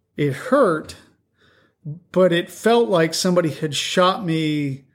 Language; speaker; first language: English; native; English